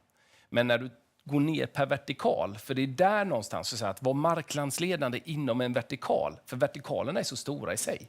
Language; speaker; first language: Swedish; native; Swedish